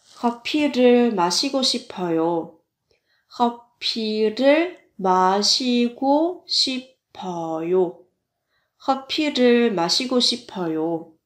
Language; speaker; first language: Korean; non-native, fluent; Vietnamese